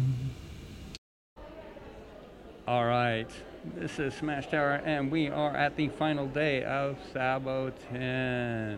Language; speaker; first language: English; native; English